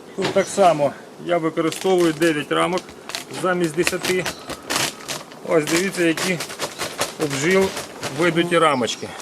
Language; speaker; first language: Ukrainian; non-native, local second language; Russian